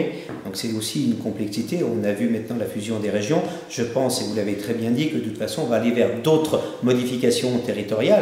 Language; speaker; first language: French; native; French